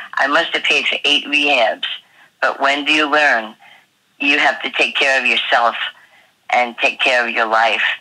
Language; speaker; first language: English; native; English